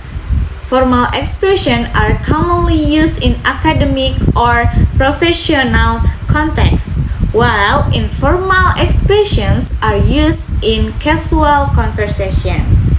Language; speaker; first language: English; non-native, local second language; Indonesian